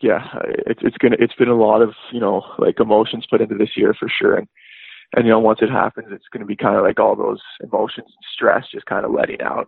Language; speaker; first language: English; native; English